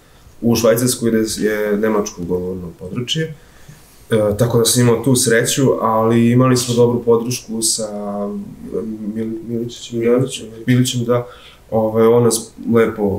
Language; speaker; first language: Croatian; early bilingual, heritage; Serbian